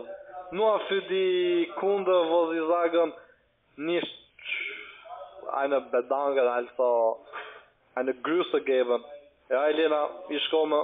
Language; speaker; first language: German; non-native, learner; Albanian